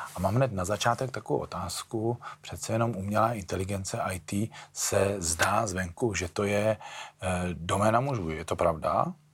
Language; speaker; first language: Czech; native; Czech